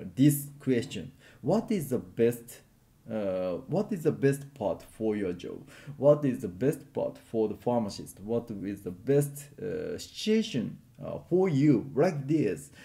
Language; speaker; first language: English; non-native, learner; Japanese